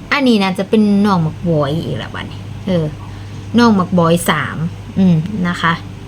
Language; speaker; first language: Thai; non-native, local second language; Lao